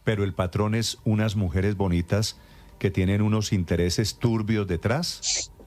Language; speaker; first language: Spanish; native; Spanish